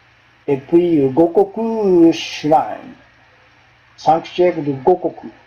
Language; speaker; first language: French; non-native, fluent; Japanese